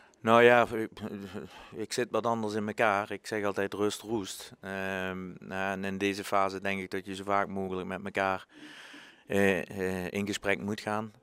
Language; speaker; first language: Dutch; native; Dutch